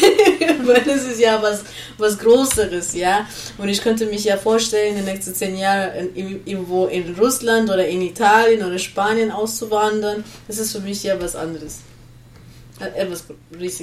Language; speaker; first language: German; non-native, learner; Spanish